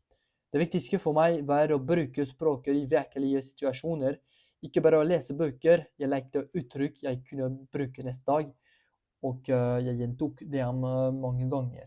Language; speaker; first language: Norwegian; non-native, fluent; French